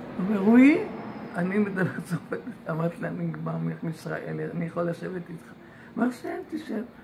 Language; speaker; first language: Hebrew; non-native, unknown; Yiddish